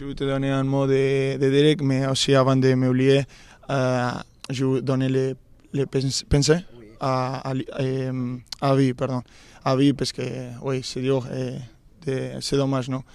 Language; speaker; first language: French; non-native, fluent; Spanish